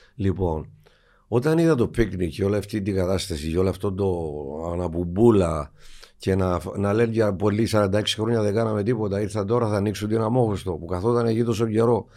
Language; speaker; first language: Greek; native; Greek